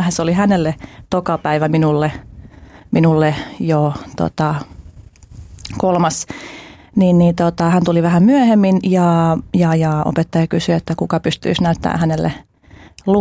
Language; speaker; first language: Finnish; early bilingual, other home language; Albanian